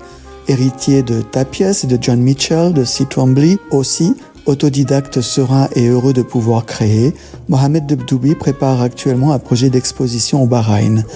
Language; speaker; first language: French; native; French